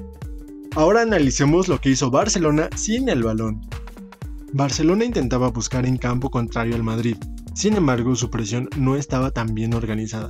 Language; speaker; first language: Spanish; native; Spanish